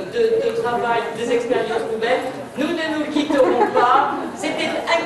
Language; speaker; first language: French; native; French